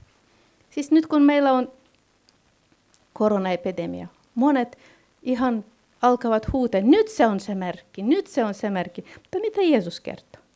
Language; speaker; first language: Finnish; non-native, fluent; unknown